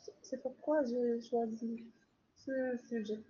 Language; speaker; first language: French; non-native, local second language; Arabic